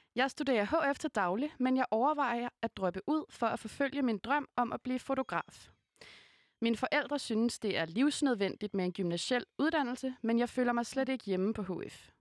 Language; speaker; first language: Danish; native; Danish